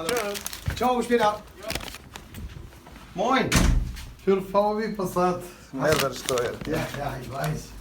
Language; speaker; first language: German; non-native, learner; Ukrainian